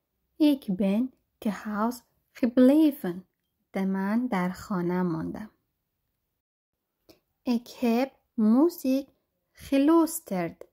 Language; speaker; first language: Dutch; non-native, fluent; Persian